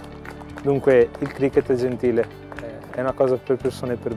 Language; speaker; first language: Italian; native; Italian